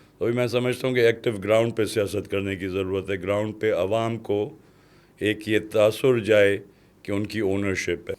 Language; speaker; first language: Urdu; non-native, local second language; Sindhi